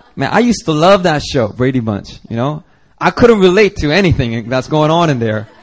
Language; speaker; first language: English; native; English